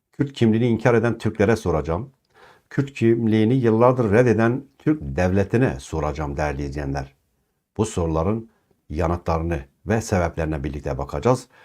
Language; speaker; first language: Turkish; non-native, local second language; Kurdish